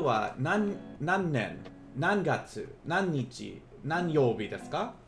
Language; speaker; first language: Japanese; non-native, learner; English